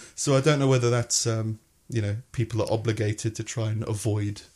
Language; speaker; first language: English; native; English